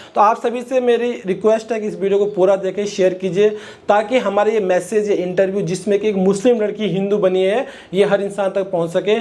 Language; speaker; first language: Hindi; native; Hindi